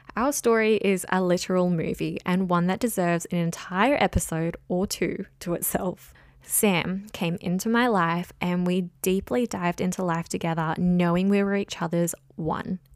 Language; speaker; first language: English; native; English